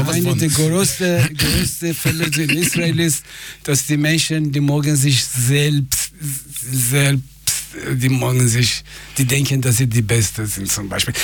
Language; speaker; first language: German; non-native, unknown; Persian